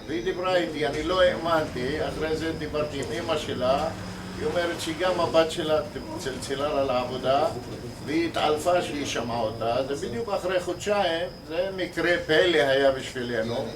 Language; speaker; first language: Hebrew; non-native, local second language; Arabic